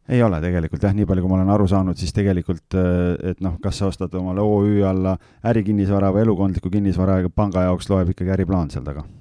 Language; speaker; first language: Estonian; native; Estonian